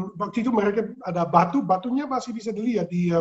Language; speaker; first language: Indonesian; non-native, fluent; Dutch